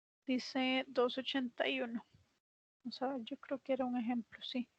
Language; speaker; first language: Spanish; native; Spanish